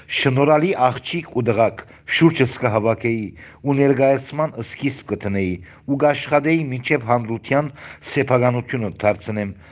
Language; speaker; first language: Armenian; native; Armenian